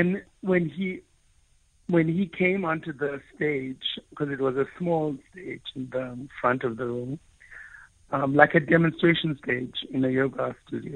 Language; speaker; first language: English; non-native, local second language; Afrikaans